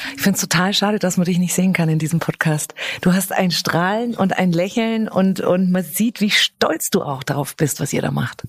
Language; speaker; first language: German; native; German